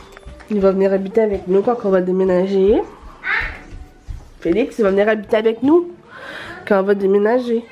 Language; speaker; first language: French; native; French